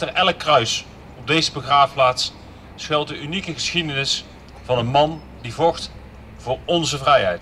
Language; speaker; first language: Dutch; native; Dutch